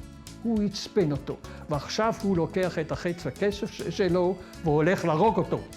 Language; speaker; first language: Hebrew; non-native, fluent; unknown